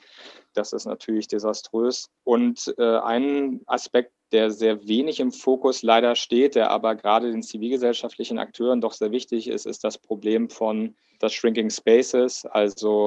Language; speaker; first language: German; native; German